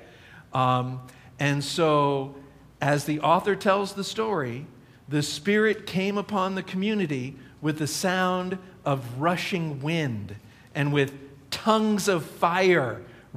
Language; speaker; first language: English; native; English